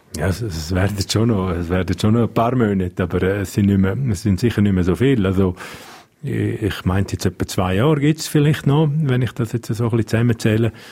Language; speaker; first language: German; non-native, local second language; Romansh